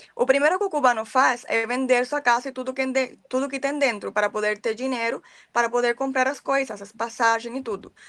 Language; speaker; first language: Portuguese; non-native, fluent; Spanish